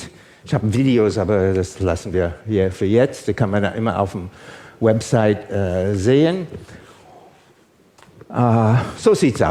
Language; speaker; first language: German; non-native, fluent; English